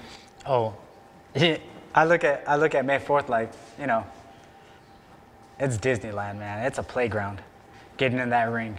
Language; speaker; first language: English; native; English